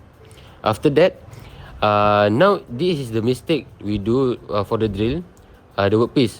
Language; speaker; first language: English; non-native, local second language; Malay